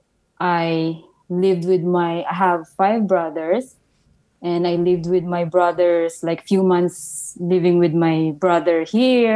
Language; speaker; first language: English; non-native, local second language; Filipino